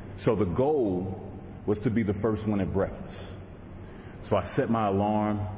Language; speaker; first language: English; native; English